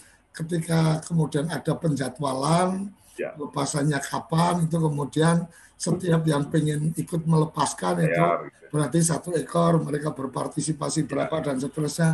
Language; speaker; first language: Malay; native; Malay